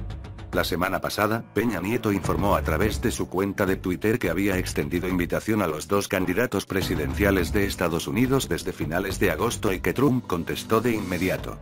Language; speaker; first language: Spanish; native; Spanish